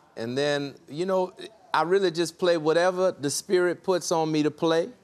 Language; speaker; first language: English; native; English